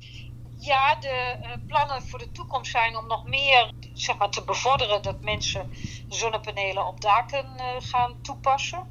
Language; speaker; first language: Dutch; native; Dutch